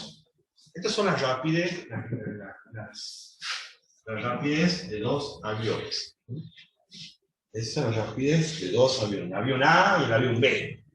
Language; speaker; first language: Spanish; native; Spanish